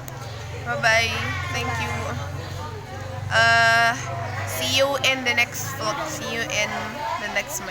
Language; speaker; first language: English; non-native, learner; Indonesian